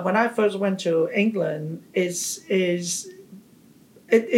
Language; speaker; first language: English; non-native, local second language; Cantonese